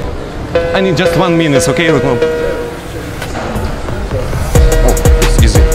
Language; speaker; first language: English; non-native, learner; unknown